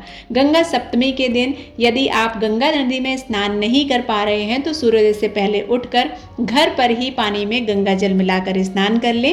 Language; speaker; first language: Hindi; native; Hindi